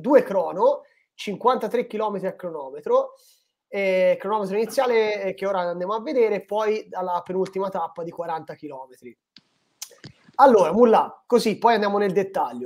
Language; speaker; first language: Italian; native; Italian